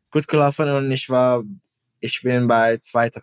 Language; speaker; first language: German; non-native, fluent; Indonesian